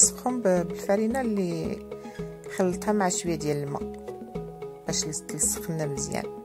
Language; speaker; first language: Arabic; native; Arabic